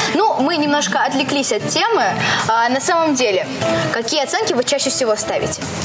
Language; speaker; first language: Russian; native; Russian